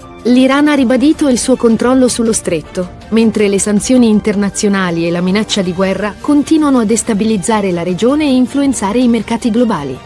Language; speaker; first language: Italian; native; Italian